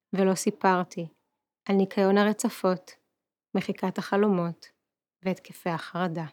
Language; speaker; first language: Hebrew; early bilingual, other home language; Russian